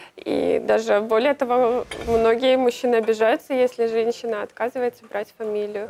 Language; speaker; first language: Russian; native; Russian